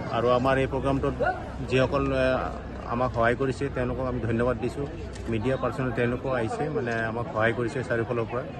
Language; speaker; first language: Assamese; non-native, local second language; Bangla